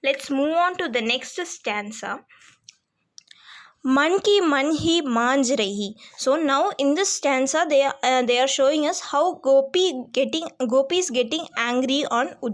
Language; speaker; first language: English; non-native, local second language; Hindi